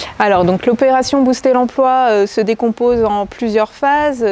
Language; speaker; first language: French; native; French